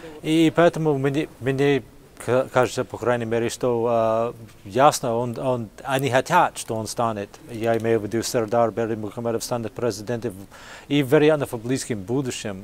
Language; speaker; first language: Russian; non-native, fluent; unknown